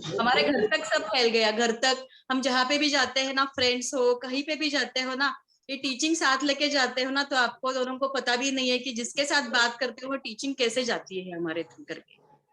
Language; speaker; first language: Hindi; non-native, local second language; Marathi